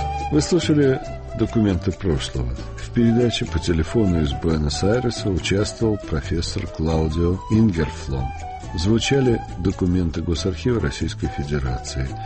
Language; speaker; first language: Russian; native; Russian